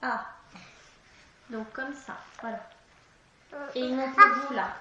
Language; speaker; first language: French; native; French